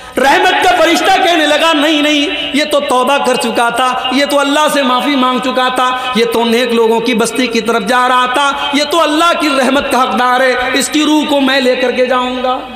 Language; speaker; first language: Urdu; native; Urdu